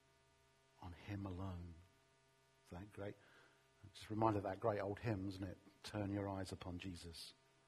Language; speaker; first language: English; native; English